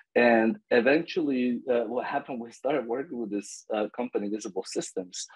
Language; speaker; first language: English; non-native, fluent; Bosnian